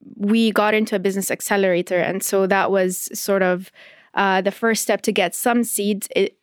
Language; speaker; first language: English; non-native, fluent; Arabic